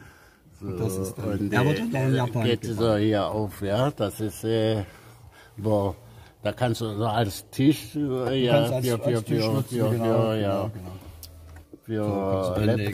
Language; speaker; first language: German; non-native, learner; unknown